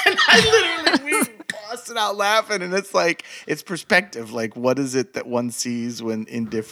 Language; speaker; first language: English; early bilingual, other home language; Spanish